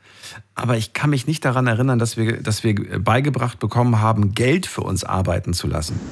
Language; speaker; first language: German; native; German